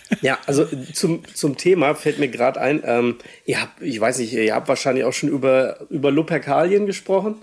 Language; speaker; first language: German; native; German